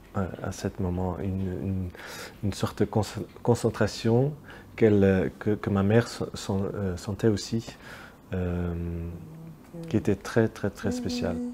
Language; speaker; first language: French; non-native, local second language; Dutch